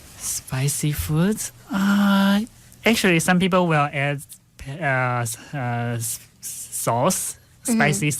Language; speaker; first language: English; non-native, fluent; Chinese